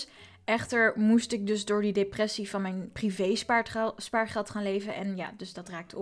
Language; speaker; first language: Dutch; native; Dutch